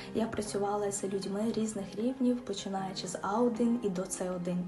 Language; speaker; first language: Ukrainian; non-native, fluent; Azerbaijani